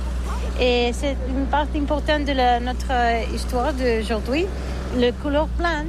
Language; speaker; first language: French; non-native, learner; Catalan